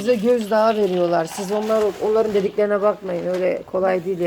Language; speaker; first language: Turkish; native; Turkish